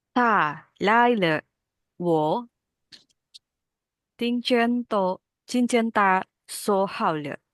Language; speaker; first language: Chinese; non-native, learner; Indonesian